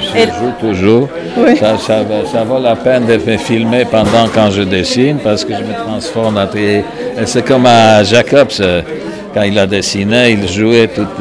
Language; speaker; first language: French; non-native, fluent; Polish